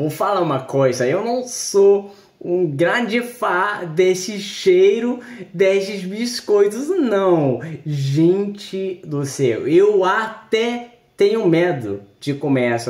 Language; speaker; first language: Portuguese; non-native, fluent; Swedish